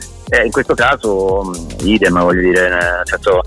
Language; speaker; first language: Italian; native; Italian